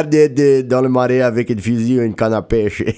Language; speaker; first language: French; non-native, local second language; English